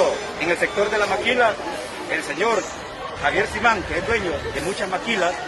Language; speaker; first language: Spanish; native; Spanish